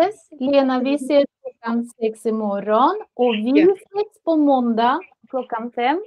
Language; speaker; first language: Swedish; non-native, fluent; Russian